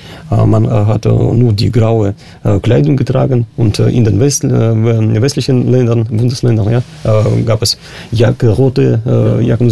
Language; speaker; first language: German; non-native, fluent; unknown